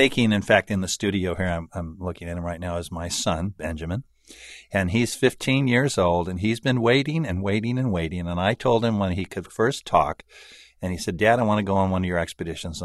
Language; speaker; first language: English; native; English